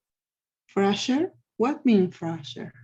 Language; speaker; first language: English; non-native, learner; Spanish